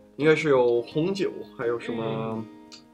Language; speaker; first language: Chinese; non-native, fluent; Danish